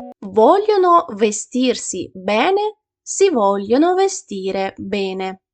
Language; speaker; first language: Italian; non-native, fluent; Ukrainian